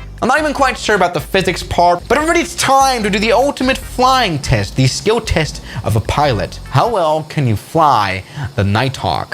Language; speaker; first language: English; non-native, fluent; German